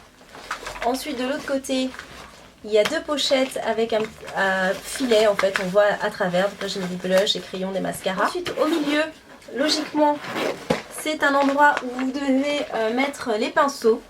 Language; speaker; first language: French; native; French